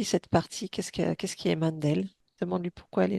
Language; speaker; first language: French; native; French